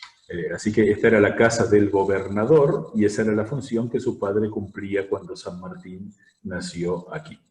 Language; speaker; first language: Spanish; native; Spanish